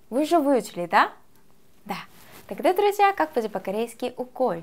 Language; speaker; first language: Russian; non-native, fluent; Korean